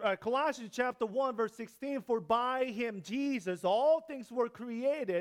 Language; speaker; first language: English; non-native, learner; Korean